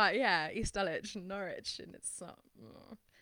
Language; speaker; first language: English; native; English